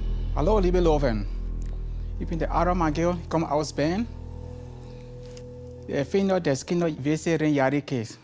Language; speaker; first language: German; non-native, learner; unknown